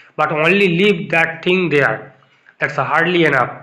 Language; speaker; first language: English; non-native, local second language; Bangla